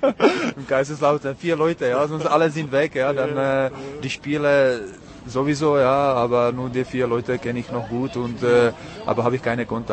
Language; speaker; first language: German; non-native, learner; Czech